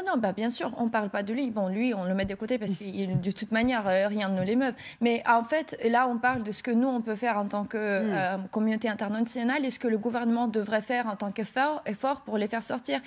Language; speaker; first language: French; non-native, fluent; Ukrainian